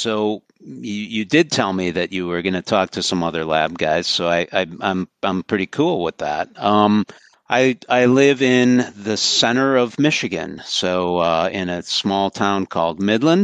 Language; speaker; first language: English; native; English